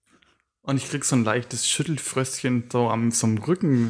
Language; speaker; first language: German; native; German